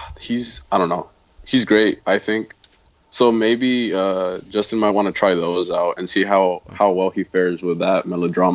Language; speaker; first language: English; non-native, fluent; Spanish